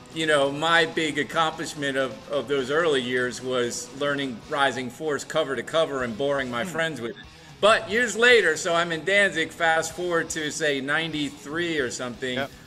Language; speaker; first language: English; native; English